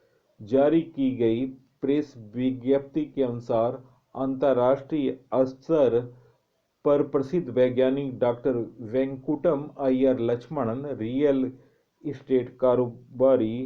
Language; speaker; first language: Hindi; native; Hindi